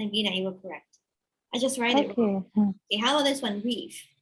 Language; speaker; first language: English; non-native, fluent; Thai